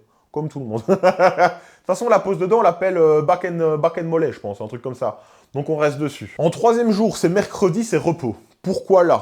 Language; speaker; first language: French; native; French